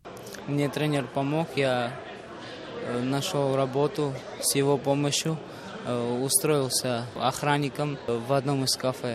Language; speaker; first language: Russian; early bilingual, other home language; Armenian